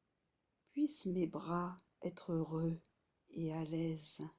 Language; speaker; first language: French; native; French